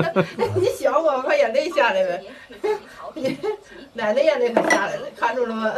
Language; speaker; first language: Chinese; native; Chinese